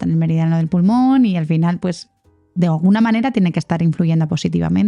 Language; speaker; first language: Spanish; native; Spanish